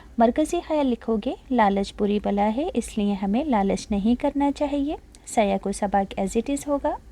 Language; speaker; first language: Hindi; native; Hindi